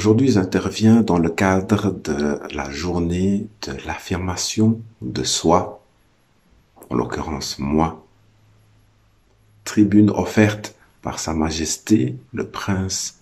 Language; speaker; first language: French; native; French